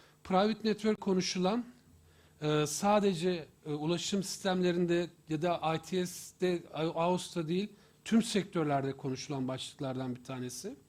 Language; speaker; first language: Turkish; native; Turkish